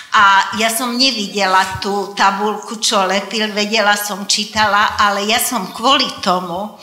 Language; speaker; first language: Slovak; non-native, local second language; Hungarian